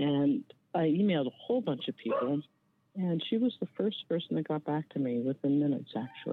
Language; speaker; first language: English; native; English